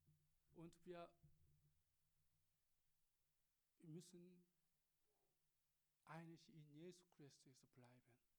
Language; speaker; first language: German; non-native, learner; Korean